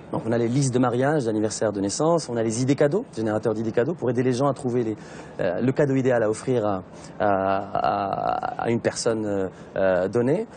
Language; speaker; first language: French; non-native, local second language; Arabic